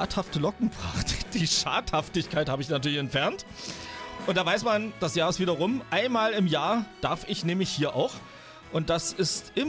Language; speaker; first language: German; native; German